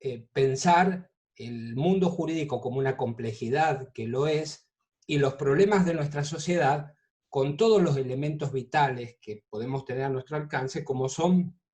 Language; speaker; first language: Spanish; native; Spanish